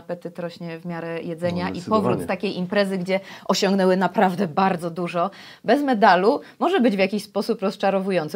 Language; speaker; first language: Polish; native; Polish